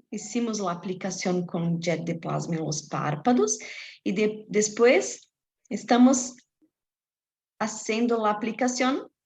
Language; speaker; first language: Spanish; non-native, fluent; Portuguese